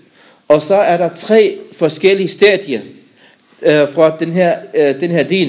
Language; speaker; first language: Danish; non-native, fluent; Arabic